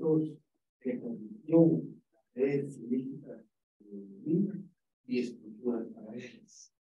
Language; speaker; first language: Spanish; native; Spanish